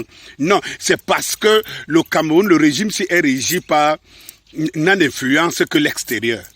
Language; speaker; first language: French; native; French